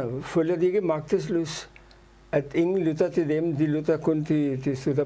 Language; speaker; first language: Danish; non-native, fluent; Urdu